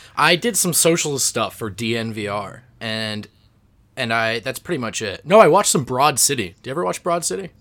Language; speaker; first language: English; native; English